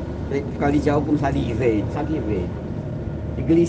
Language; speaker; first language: French; non-native, local second language; Morisyen